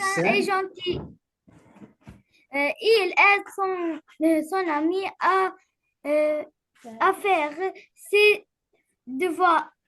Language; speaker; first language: French; non-native, learner; Arabic